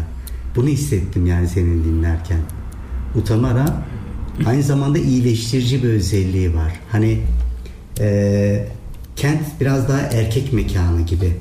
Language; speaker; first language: Turkish; native; Turkish